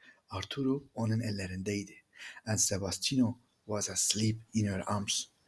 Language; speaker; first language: English; non-native, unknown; Turkish